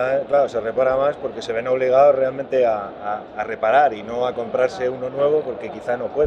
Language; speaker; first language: Spanish; native; Spanish